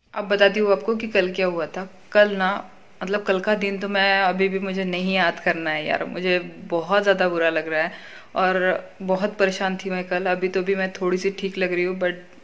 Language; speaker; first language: Hindi; native; Hindi